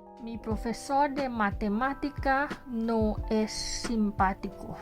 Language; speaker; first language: Spanish; non-native, learner; Thai